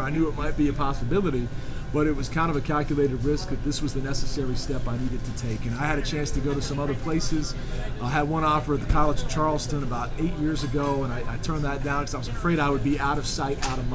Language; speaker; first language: English; native; English